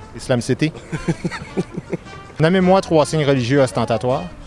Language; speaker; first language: French; native; French